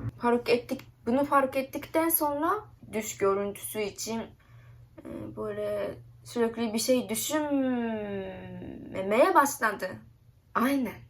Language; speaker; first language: Turkish; non-native, learner; Japanese